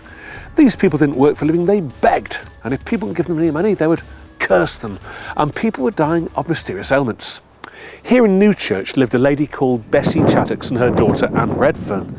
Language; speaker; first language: English; native; English